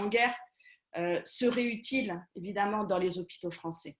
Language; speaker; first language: French; native; French